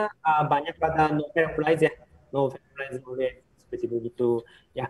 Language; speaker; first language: Indonesian; non-native, fluent; Japanese